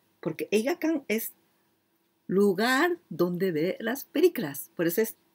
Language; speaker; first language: Spanish; non-native, learner; Japanese